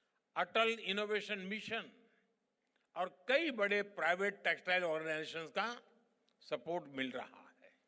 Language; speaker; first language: Hindi; non-native, local second language; Gujarati